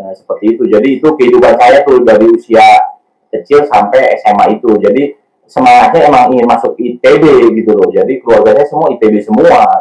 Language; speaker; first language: Indonesian; native; Indonesian